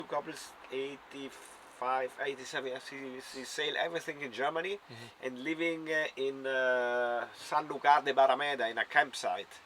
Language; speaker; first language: English; non-native, learner; German